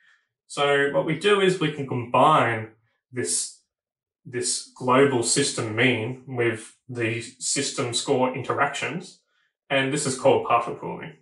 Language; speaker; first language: English; native; English